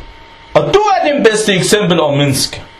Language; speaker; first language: Danish; non-native, fluent; Arabic